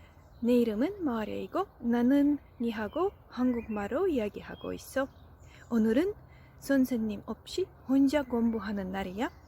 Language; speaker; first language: Korean; non-native, fluent; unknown